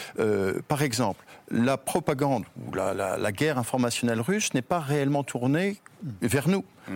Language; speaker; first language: French; native; French